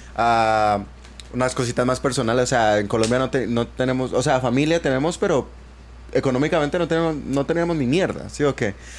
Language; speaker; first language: Spanish; native; Spanish